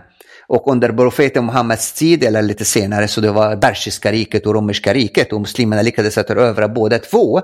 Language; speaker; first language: Swedish; non-native, fluent; Arabic